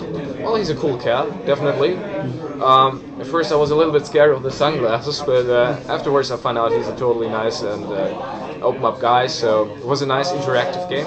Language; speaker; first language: English; non-native, fluent; German